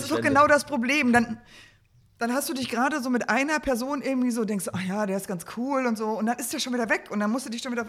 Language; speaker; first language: German; native; German